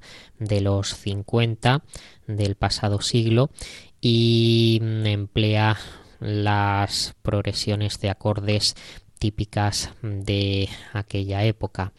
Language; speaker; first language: Spanish; native; Spanish